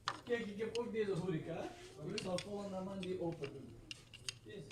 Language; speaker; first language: Dutch; non-native, learner; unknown